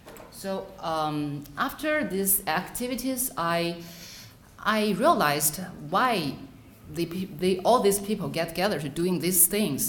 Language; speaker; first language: English; non-native, fluent; Chinese